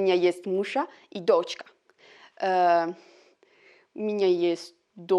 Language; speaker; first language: Russian; non-native, learner; French